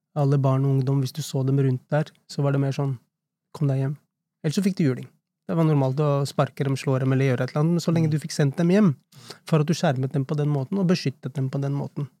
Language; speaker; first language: Norwegian; early bilingual, other home language; Urdu